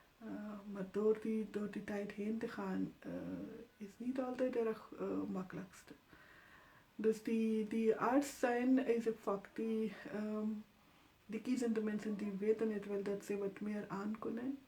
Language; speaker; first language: Dutch; non-native, fluent; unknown